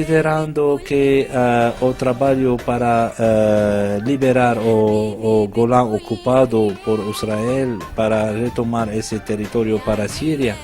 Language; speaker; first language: Portuguese; non-native, fluent; Arabic